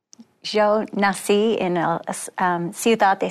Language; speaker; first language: Spanish; non-native, fluent; English